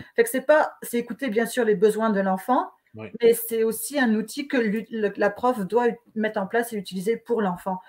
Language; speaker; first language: French; native; French